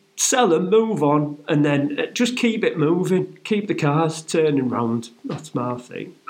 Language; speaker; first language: English; native; English